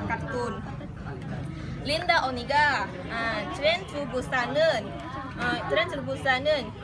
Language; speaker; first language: Korean; non-native, learner; Indonesian